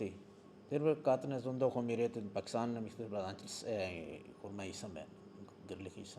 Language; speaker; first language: Mongolian; non-native, learner; Urdu